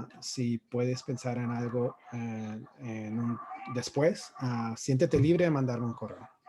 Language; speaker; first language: Spanish; native; Spanish